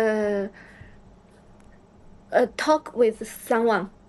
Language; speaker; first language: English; non-native, learner; Chinese